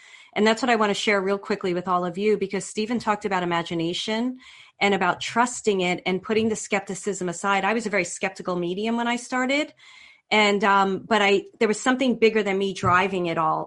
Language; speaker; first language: English; native; English